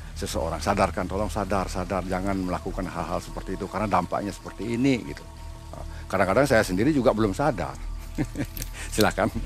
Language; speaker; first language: Indonesian; non-native, local second language; Balinese